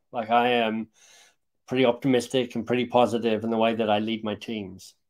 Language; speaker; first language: English; native; English